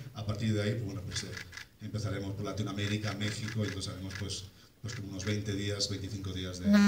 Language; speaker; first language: Spanish; early bilingual, heritage; Spanish